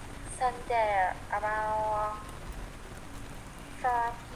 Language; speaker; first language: English; non-native, learner; Vietnamese